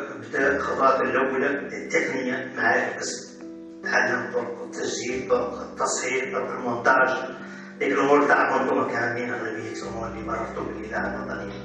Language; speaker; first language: Arabic; native; Arabic